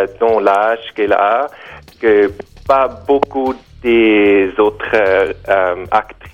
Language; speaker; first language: French; non-native, learner; German